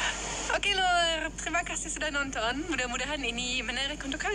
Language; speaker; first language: Indonesian; non-native, fluent; German